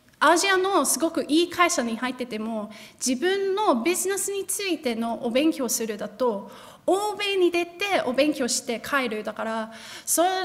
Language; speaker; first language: Japanese; non-native, fluent; English